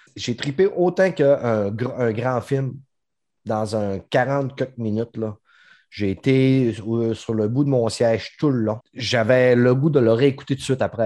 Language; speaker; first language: French; native; French